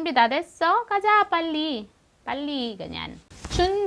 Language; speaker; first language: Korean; non-native, fluent; Filipino